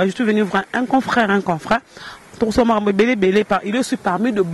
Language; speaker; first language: French; non-native, local second language; Lingala